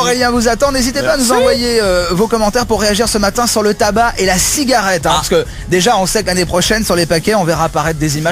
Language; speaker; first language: French; native; French